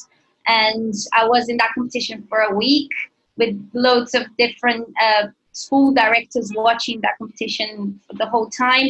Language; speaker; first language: English; non-native, fluent; Portuguese